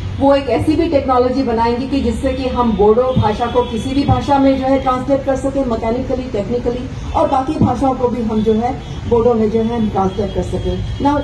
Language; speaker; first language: Hindi; native; Hindi